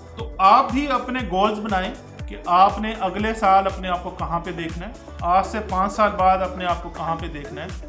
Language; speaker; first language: Urdu; non-native, local second language; Punjabi